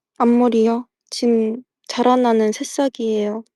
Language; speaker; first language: Korean; native; Korean